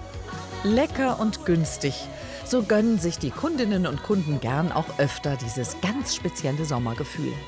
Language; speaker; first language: German; native; German